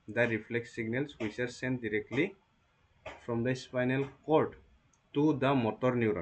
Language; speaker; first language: English; non-native, local second language; Assamese